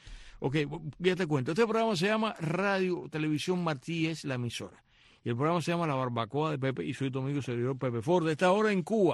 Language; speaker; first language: Spanish; native; Spanish